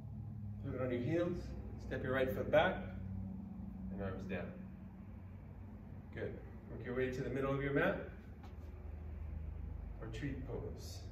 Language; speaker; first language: English; native; English